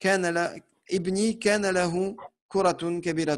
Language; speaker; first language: Arabic; non-native, fluent; French